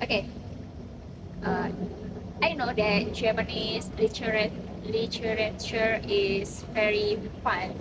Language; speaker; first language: English; non-native, learner; Indonesian